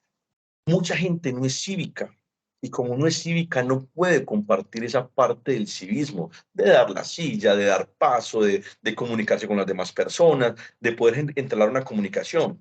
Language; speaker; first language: Spanish; native; Spanish